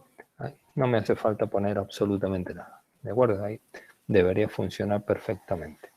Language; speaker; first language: Spanish; native; Spanish